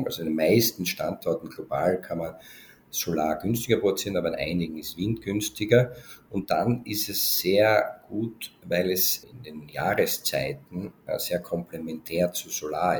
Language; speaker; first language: German; native; German